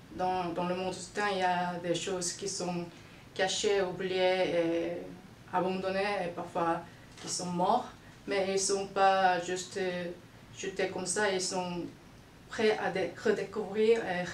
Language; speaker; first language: French; non-native, fluent; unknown